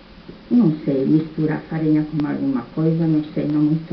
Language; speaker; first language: Portuguese; non-native, learner; German